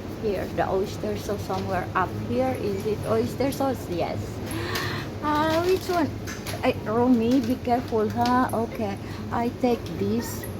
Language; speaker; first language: English; non-native, local second language; Filipino